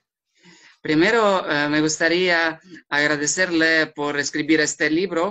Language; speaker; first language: Spanish; non-native, fluent; Ukrainian